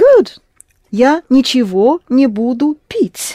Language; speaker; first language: Russian; non-native, fluent; English